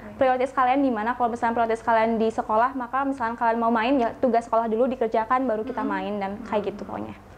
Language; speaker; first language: Indonesian; native; Indonesian